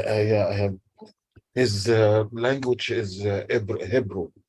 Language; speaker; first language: English; non-native, learner; Arabic